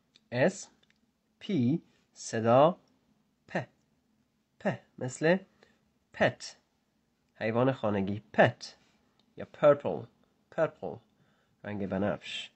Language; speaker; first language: Persian; native; Persian